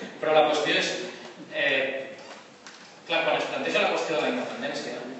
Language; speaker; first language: Catalan; native; Catalan